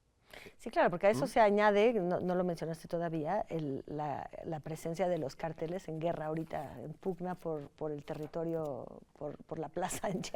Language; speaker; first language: Spanish; native; Spanish